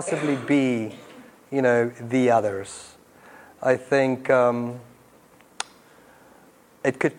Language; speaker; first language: English; non-native, local second language; Afrikaans